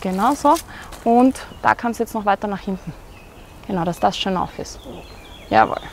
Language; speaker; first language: German; native; German